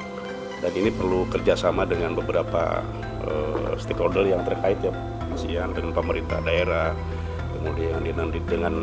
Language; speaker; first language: Indonesian; native; Indonesian